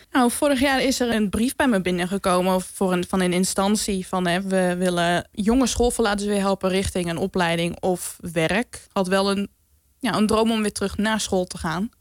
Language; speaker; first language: Dutch; native; Dutch